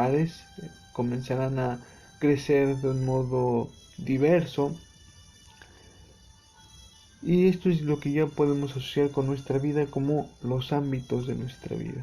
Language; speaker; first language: Spanish; native; Spanish